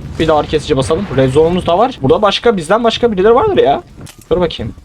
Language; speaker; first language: Turkish; native; Turkish